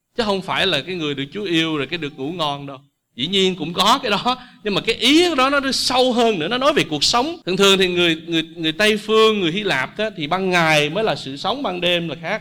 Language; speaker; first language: Vietnamese; native; Vietnamese